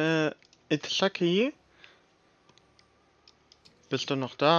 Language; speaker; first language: German; native; German